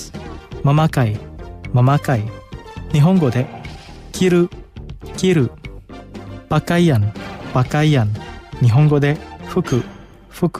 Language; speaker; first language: Japanese; non-native, fluent; Indonesian